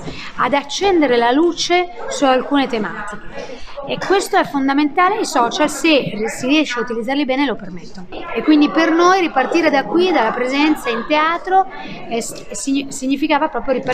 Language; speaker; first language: Italian; native; Italian